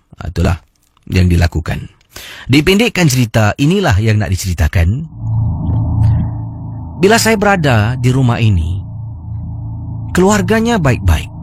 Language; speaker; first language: Malay; native; Malay